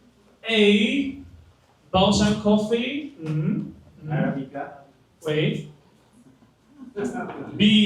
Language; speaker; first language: English; non-native, fluent; Chinese